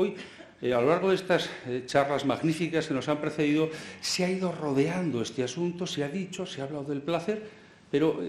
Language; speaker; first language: Spanish; native; Spanish